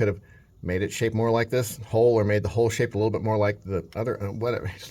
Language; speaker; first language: English; native; English